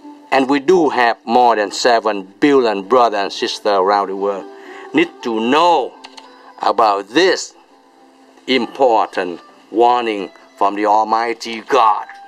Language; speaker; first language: English; non-native, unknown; Vietnamese